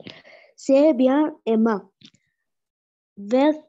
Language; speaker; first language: French; non-native, learner; Arabic